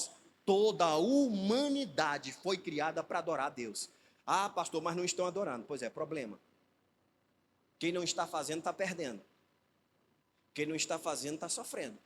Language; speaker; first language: Portuguese; native; Portuguese